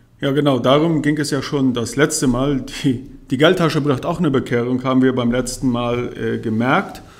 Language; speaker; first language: German; early bilingual, heritage; German